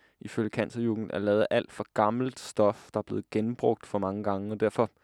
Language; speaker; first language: Danish; native; Danish